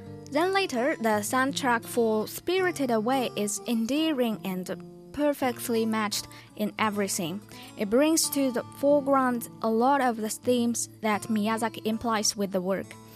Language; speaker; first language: English; non-native, fluent; Chinese